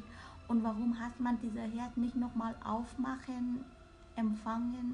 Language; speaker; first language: German; non-native, learner; Vietnamese